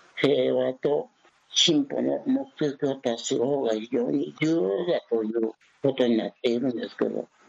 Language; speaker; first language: Japanese; early bilingual, other home language; Chinese